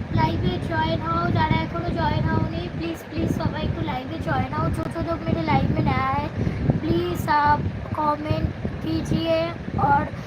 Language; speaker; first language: Hindi; non-native, local second language; Bangla